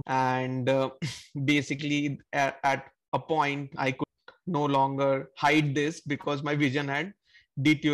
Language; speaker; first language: English; non-native, local second language; Hindi